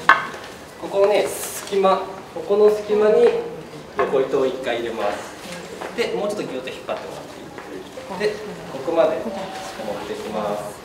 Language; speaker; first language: Japanese; native; Japanese